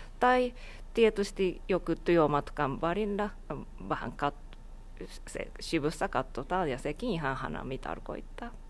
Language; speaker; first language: Finnish; non-native, learner; Japanese